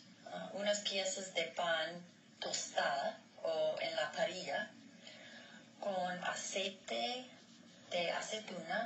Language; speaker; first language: Spanish; non-native, learner; English